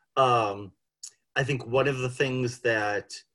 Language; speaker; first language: English; native; English